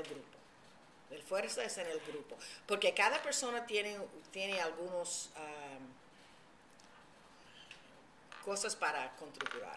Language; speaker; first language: Spanish; early bilingual, heritage; Spanish